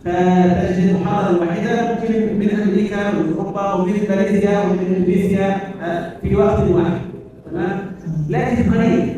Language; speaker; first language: Arabic; native; Arabic